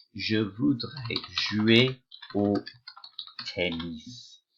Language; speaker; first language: French; non-native, fluent; English